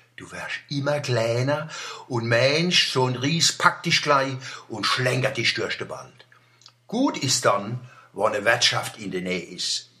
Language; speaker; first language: German; native; German